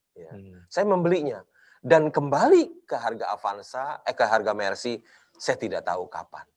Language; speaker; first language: Indonesian; native; Indonesian